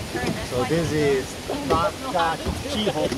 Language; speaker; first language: English; non-native, fluent; Portuguese